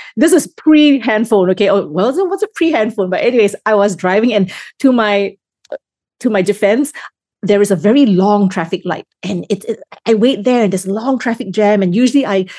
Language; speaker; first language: English; native; English